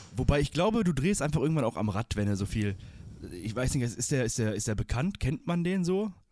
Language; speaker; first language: German; early bilingual, other home language; Turkish